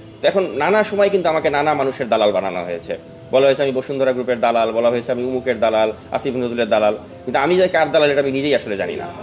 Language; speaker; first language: Bangla; native; Bangla